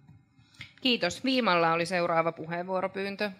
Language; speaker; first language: Finnish; native; Finnish